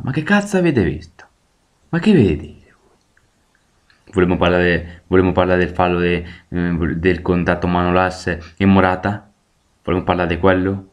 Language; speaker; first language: Italian; native; Italian